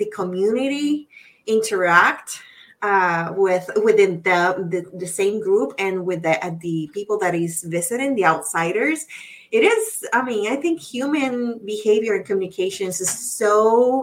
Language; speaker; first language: English; non-native, fluent; Spanish